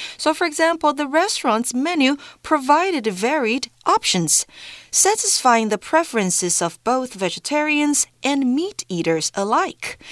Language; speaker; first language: English; non-native, fluent; Chinese